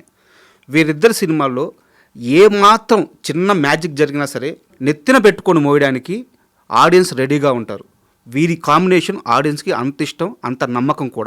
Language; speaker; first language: Telugu; native; Telugu